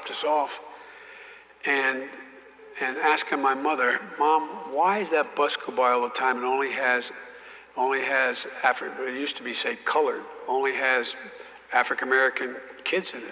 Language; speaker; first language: English; native; English